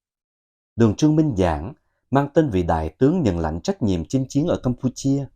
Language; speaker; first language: Vietnamese; native; Vietnamese